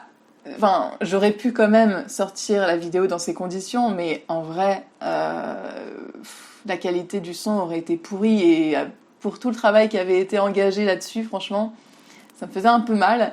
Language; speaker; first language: French; native; French